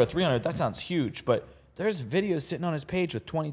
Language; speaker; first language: English; native; English